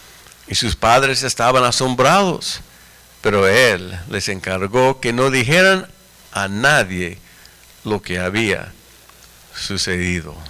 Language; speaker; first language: Spanish; non-native, fluent; English